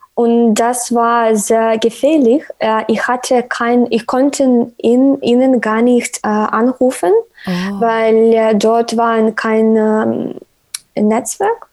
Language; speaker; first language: German; non-native, learner; Ukrainian